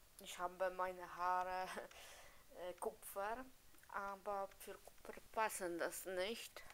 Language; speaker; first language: German; non-native, learner; Polish